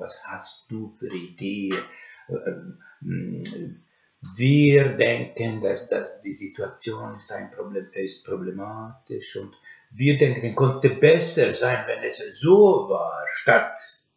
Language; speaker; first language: German; non-native, learner; Finnish